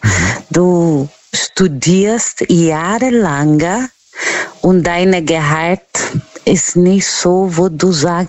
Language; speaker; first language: German; non-native, learner; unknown